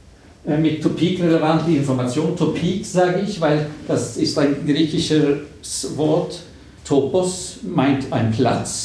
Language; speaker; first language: German; non-native, fluent; Swedish